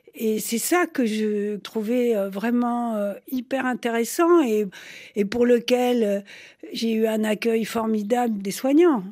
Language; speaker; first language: French; native; French